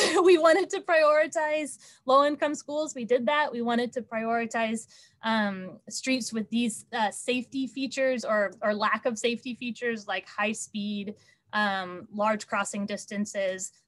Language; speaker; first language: English; native; English